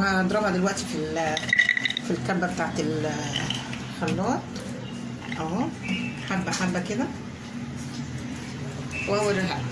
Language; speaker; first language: Arabic; native; Arabic